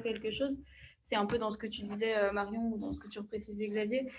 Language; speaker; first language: French; native; French